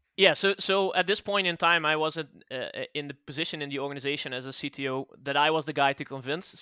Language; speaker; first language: English; non-native, fluent; Dutch